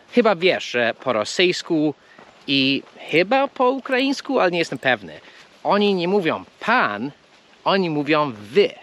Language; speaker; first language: Polish; non-native, fluent; English